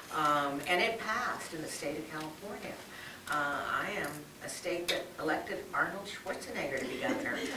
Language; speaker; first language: English; native; English